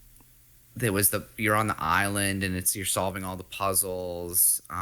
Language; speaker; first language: English; native; English